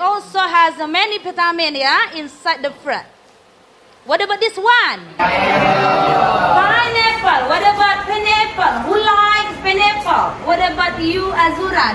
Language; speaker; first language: English; non-native, learner; Indonesian